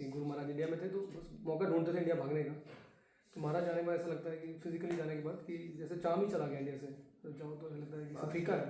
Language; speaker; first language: Hindi; native; Hindi